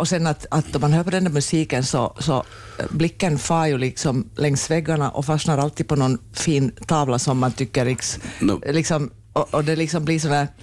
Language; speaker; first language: Swedish; native; Swedish